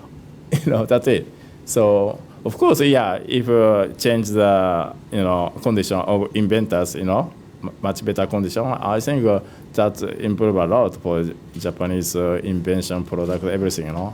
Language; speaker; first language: English; non-native, fluent; Japanese